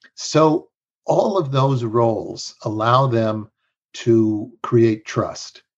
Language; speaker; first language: English; early bilingual, other home language; Spanish